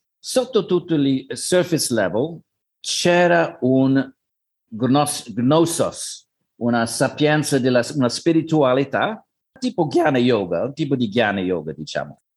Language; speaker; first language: Italian; non-native, learner; English